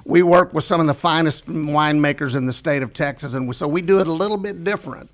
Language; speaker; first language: English; native; English